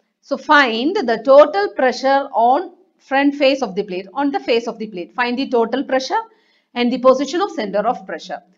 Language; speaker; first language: English; non-native, local second language; Malayalam